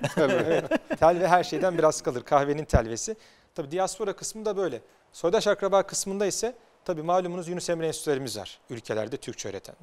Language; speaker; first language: Turkish; native; Turkish